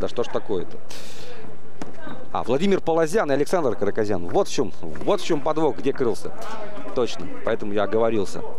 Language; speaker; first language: Russian; native; Russian